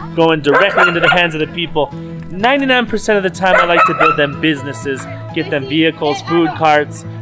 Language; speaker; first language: English; native; English